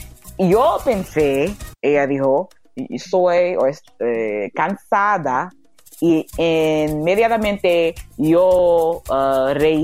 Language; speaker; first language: Spanish; non-native, learner; English